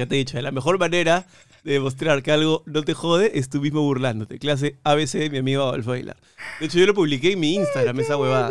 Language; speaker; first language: Spanish; native; Spanish